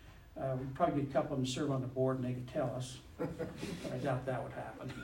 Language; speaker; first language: English; native; English